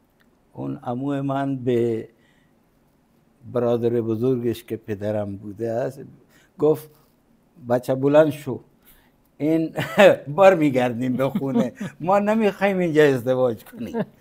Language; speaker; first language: Persian; non-native, fluent; Punjabi